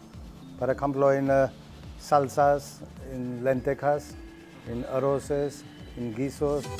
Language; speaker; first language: Spanish; non-native, learner; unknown